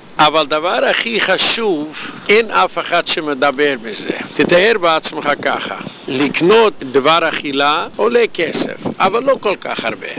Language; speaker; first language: Hebrew; non-native, fluent; Yiddish